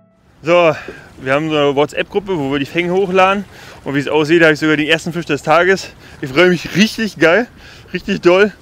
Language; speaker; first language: German; native; German